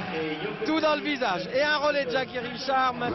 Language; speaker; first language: French; native; French